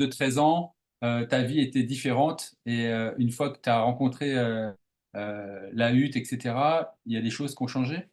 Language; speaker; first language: French; native; French